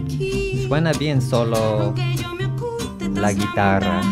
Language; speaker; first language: Spanish; non-native, learner; English